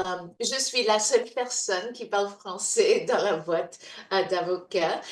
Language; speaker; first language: French; non-native, fluent; English